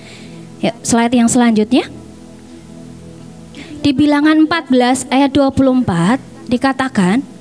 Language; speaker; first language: Indonesian; native; Indonesian